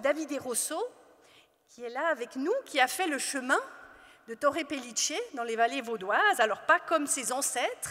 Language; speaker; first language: French; native; French